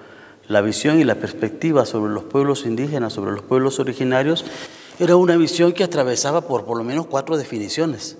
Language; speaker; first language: Spanish; native; Spanish